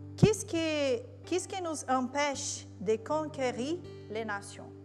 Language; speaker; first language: French; non-native, learner; Portuguese